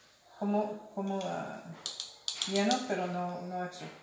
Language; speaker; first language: Spanish; non-native, learner; English